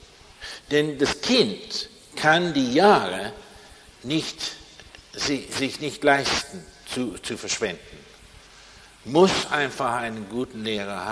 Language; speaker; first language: German; non-native, fluent; English